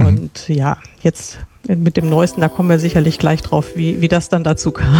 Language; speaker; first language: German; native; German